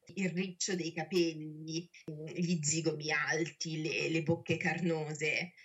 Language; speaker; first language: Italian; native; Italian